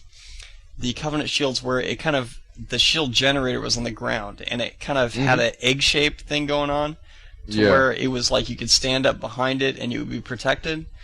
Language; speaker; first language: English; native; English